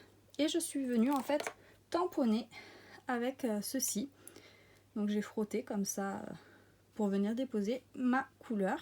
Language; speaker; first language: French; native; French